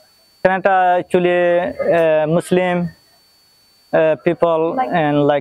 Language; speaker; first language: English; non-native, learner; Rohingya